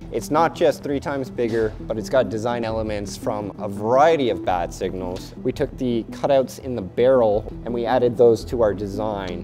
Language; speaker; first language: English; native; English